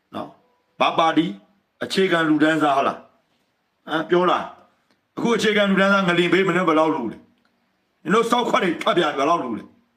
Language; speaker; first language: Burmese; native; Burmese